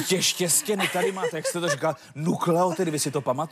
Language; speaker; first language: Czech; native; Czech